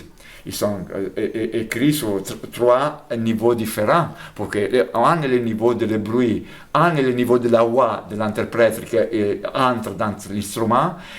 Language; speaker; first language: French; non-native, fluent; Italian